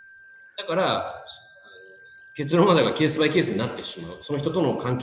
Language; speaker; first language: Japanese; native; Japanese